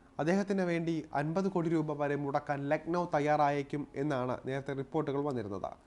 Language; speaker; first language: Malayalam; native; Malayalam